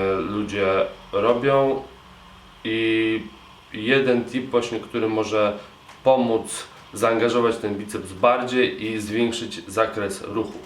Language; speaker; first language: Polish; native; Polish